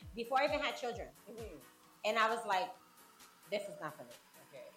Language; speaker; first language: English; native; English